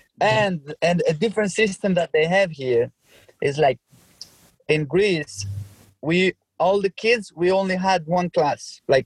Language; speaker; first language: English; non-native, fluent; Albanian